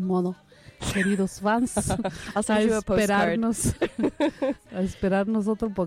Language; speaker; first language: Spanish; native; Spanish